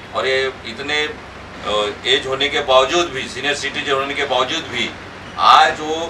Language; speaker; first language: Hindi; non-native, local second language; Marathi